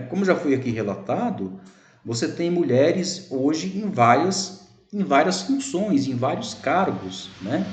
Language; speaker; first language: Portuguese; native; Portuguese